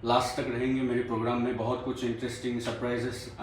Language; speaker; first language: Hindi; non-native, local second language; Assamese